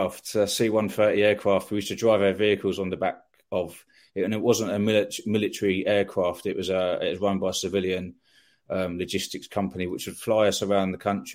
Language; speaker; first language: English; native; English